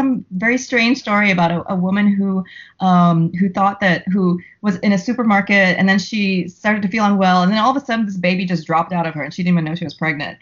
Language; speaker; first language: English; native; English